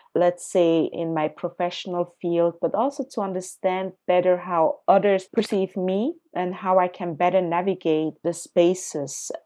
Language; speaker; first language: English; early bilingual, other home language; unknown